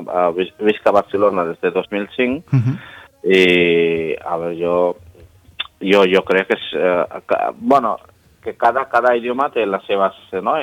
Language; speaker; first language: Catalan; non-native, learner; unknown